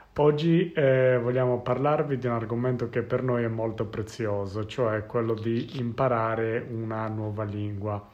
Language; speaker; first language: Italian; native; Italian